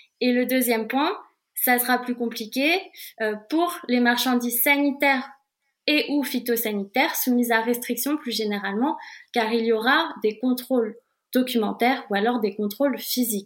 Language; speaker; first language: French; native; French